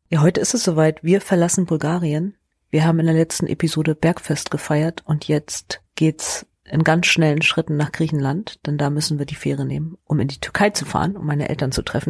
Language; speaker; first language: German; native; German